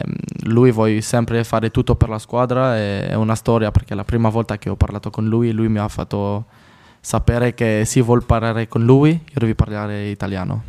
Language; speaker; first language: Italian; non-native, fluent; French